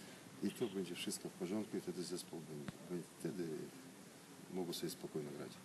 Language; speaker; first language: Polish; non-native, learner; Russian